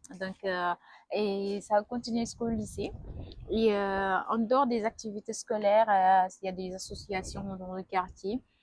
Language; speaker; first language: French; non-native, local second language; Wolof